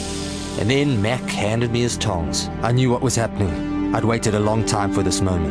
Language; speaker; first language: English; native; English